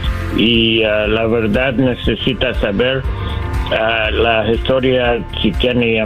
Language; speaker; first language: Spanish; non-native, learner; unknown